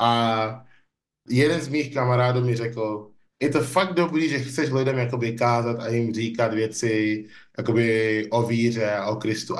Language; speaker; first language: Czech; early bilingual, other home language; English